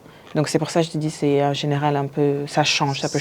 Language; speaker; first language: French; native; French